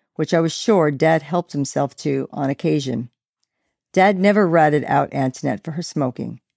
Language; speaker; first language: English; native; English